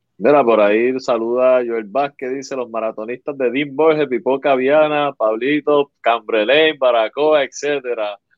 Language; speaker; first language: Spanish; native; Spanish